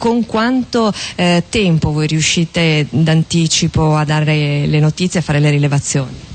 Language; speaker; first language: Italian; native; Italian